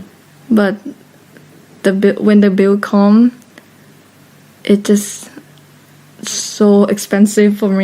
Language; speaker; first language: English; non-native, fluent; Thai